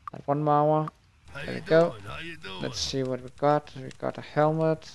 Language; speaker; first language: English; non-native, fluent; Danish